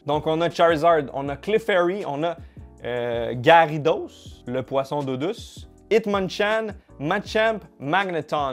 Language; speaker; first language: French; native; French